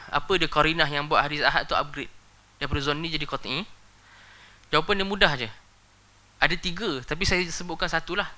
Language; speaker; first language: Malay; native; Malay